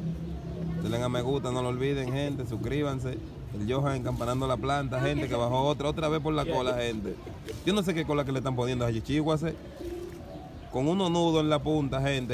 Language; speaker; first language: Spanish; native; Spanish